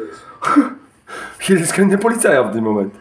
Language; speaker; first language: German; non-native, learner; Polish